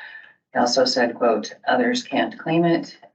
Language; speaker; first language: English; native; English